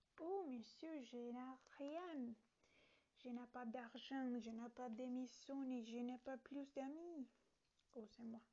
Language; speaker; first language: French; non-native, learner; Italian